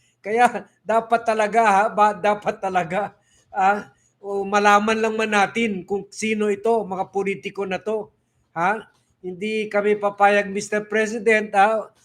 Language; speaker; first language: Filipino; native; Filipino